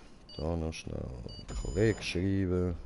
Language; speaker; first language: German; native; German